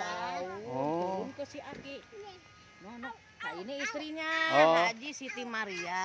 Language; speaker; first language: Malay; non-native, local second language; Sundanese